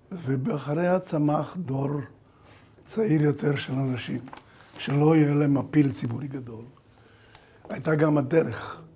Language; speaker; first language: Hebrew; early bilingual, other home language; Bulgarian